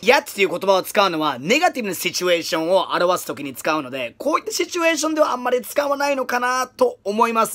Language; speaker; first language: Japanese; early bilingual, heritage; Japanese